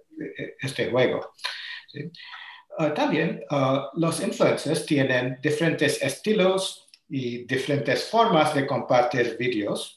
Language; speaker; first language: Spanish; non-native, learner; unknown